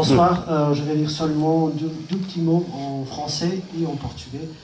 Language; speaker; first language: French; non-native, fluent; Portuguese